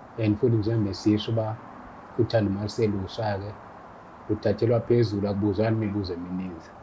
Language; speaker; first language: Zulu; non-native, local second language; Xhosa